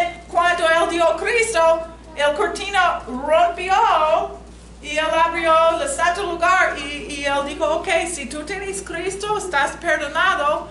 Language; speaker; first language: Spanish; non-native, fluent; English